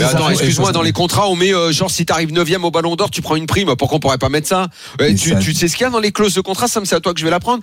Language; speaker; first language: French; native; French